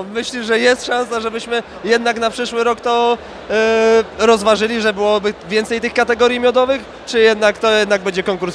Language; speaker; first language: Polish; native; Polish